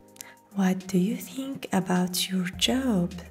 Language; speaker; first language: English; non-native, fluent; Arabic